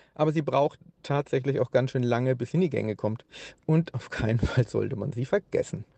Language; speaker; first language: German; native; German